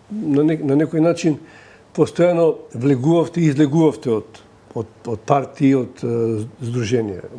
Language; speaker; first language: Macedonian; native; Macedonian